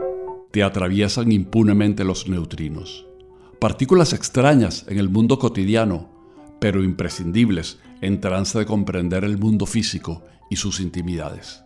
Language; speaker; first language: Spanish; native; Spanish